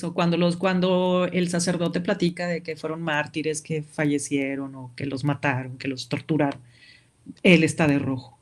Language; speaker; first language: Spanish; native; Spanish